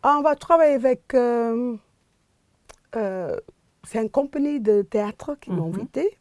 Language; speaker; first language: French; non-native, fluent; English